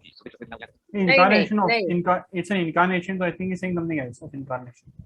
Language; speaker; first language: English; non-native, fluent; Hindi